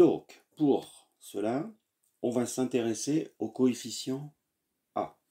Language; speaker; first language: French; native; French